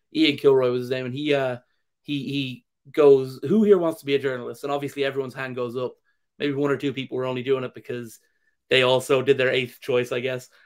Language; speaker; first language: English; native; English